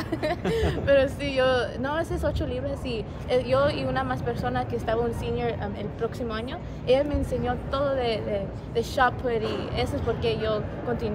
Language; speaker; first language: Spanish; early bilingual, heritage; Spanish